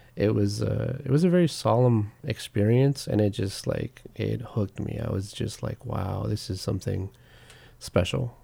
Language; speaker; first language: English; native; English